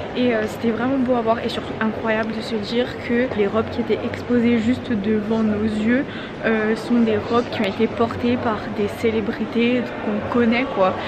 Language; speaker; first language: French; native; French